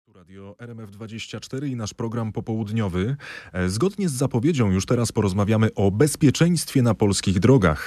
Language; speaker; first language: Polish; native; Polish